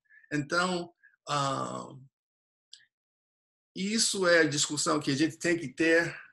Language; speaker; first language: Portuguese; non-native, fluent; English